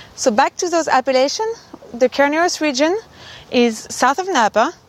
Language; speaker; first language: English; non-native, fluent; French